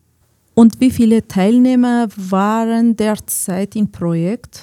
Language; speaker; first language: German; non-native, fluent; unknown